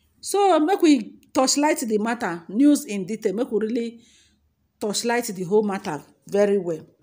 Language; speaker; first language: Nigerian Pidgin; non-native, local second language; Yoruba